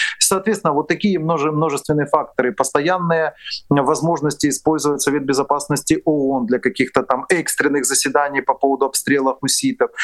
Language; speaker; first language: Russian; non-native, local second language; Ukrainian